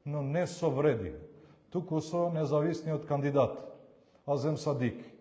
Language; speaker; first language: Macedonian; non-native, local second language; Albanian